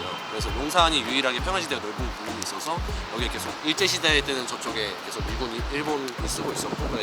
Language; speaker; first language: Korean; native; Korean